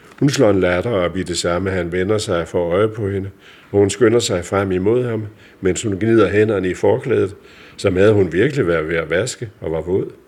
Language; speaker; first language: Danish; native; Danish